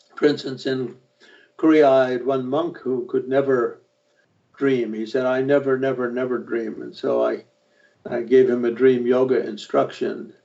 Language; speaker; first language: English; native; English